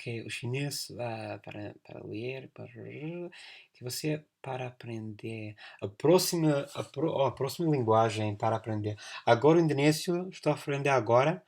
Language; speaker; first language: Portuguese; non-native, fluent; English